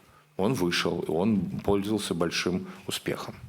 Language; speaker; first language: Russian; native; Russian